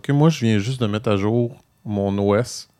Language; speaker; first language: French; native; French